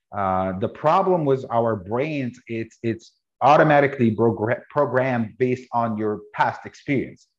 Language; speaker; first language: English; non-native, fluent; Arabic